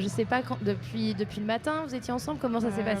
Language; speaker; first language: French; native; French